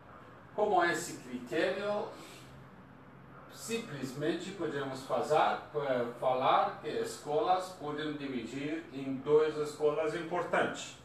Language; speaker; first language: Portuguese; non-native, learner; Persian